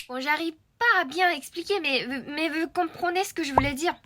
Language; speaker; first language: French; non-native, fluent; Japanese